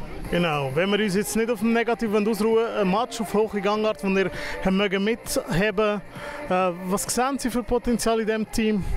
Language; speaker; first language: German; native; German